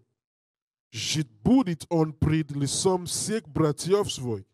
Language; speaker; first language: Russian; non-native, learner; English